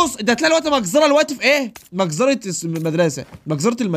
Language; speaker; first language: Arabic; native; Arabic